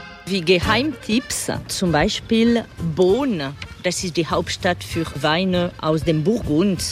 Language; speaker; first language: German; non-native, fluent; French